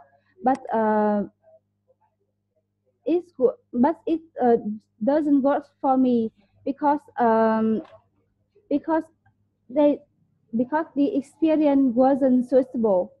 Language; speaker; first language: English; non-native, learner; Vietnamese